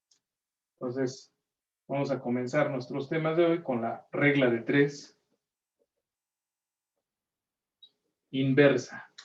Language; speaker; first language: Spanish; native; Spanish